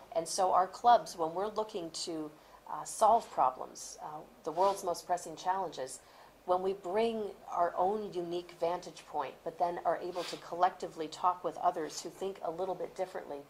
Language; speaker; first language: English; native; English